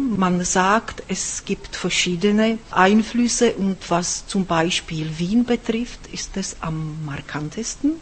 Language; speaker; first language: German; non-native, fluent; Czech